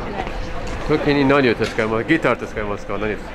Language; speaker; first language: Japanese; non-native, learner; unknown